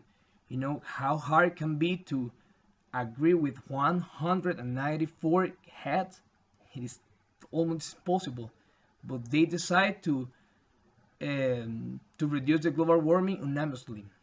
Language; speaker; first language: English; non-native, learner; Spanish